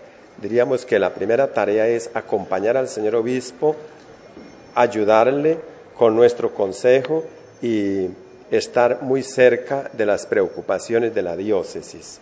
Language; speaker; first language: Spanish; native; Spanish